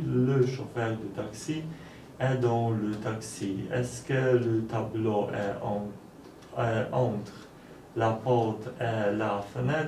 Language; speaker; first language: French; non-native, learner; Polish